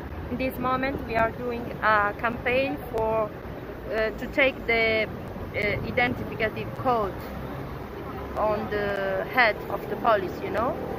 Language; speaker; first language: English; non-native, fluent; Italian